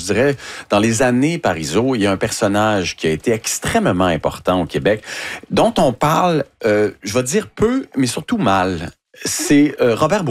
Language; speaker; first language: French; native; French